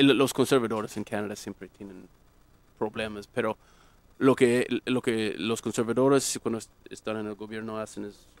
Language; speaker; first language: Spanish; non-native, fluent; English